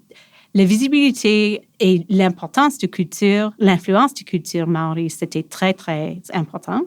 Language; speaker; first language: French; non-native, local second language; English